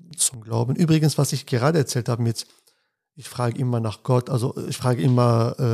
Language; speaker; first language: German; non-native, fluent; Arabic